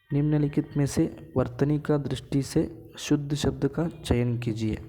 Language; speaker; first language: Hindi; non-native, local second language; Kannada